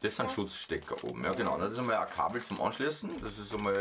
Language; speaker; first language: German; native; German